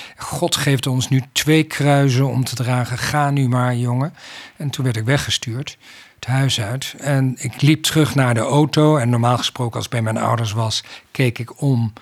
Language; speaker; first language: Dutch; native; Dutch